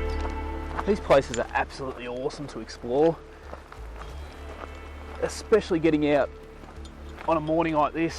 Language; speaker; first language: English; native; English